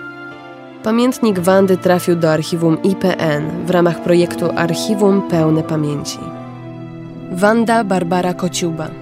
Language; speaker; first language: Polish; native; Polish